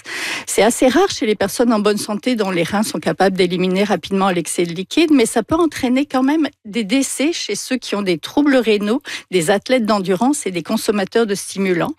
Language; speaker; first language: French; native; French